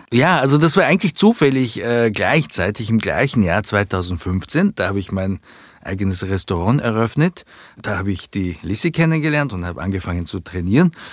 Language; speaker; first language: German; early bilingual, other home language; Japanese